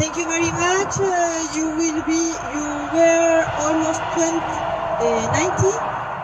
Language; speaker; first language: English; non-native, learner; French